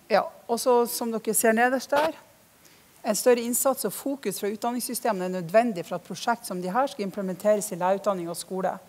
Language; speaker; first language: Norwegian; native; Norwegian